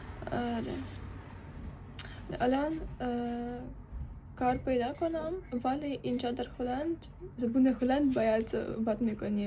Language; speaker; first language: Persian; non-native, learner; Ukrainian